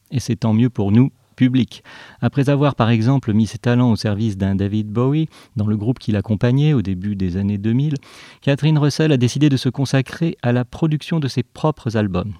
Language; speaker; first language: French; native; French